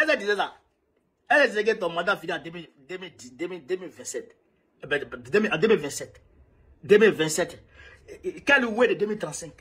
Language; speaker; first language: French; non-native, local second language; Bambara